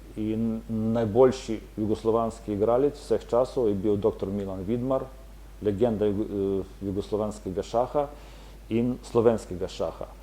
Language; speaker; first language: Slovenian; non-native, fluent; Ukrainian